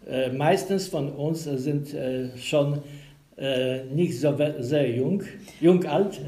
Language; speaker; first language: German; non-native, learner; Polish